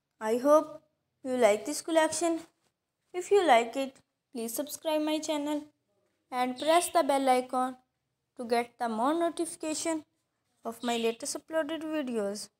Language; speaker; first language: English; non-native, local second language; Urdu